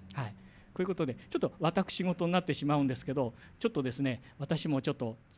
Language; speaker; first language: Japanese; native; Japanese